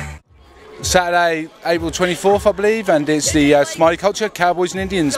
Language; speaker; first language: English; native; English